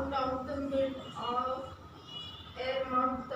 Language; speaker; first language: German; non-native, learner; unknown